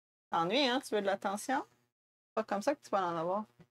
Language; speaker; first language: French; native; French